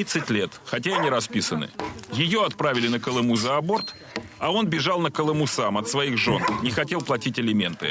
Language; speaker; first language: Russian; native; Russian